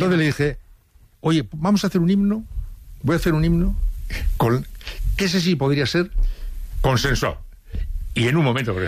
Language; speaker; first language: Spanish; native; Spanish